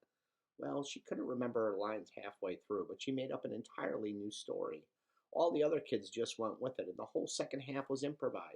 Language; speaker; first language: English; native; English